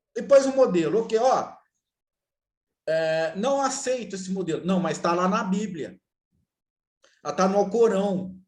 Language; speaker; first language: Portuguese; native; Portuguese